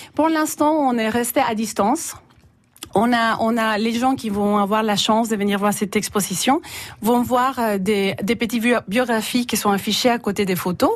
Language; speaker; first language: French; non-native, fluent; Spanish